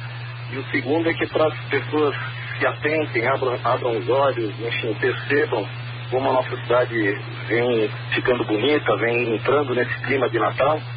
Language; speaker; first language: Portuguese; native; Portuguese